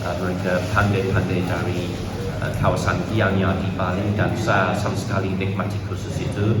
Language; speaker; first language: Indonesian; non-native, learner; English